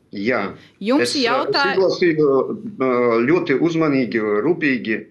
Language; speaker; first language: Latvian; non-native, local second language; Russian